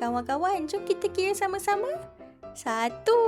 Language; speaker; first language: Malay; native; Malay